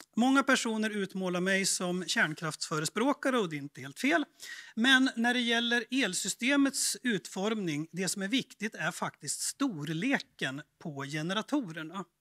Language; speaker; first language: Swedish; native; Swedish